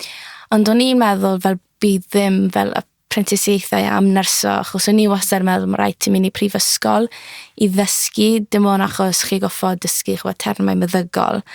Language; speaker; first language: Welsh; native; Welsh